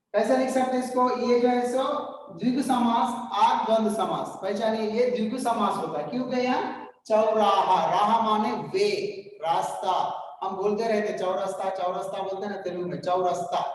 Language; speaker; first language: Hindi; non-native, local second language; Telugu